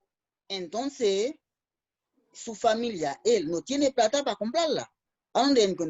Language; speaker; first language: Spanish; non-native, learner; Haitian Creole